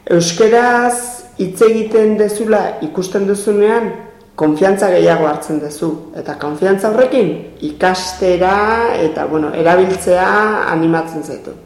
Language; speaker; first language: Basque; non-native, local second language; Spanish